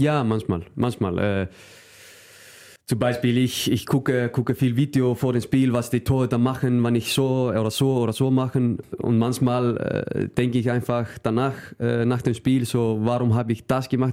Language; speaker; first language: German; non-native, fluent; Icelandic